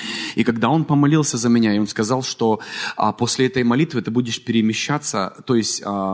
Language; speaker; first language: Russian; native; Russian